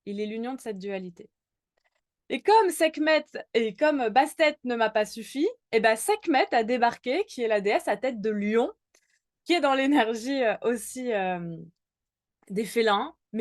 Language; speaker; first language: French; native; French